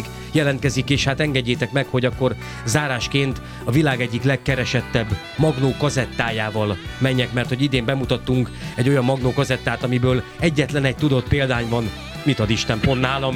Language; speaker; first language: Hungarian; native; Hungarian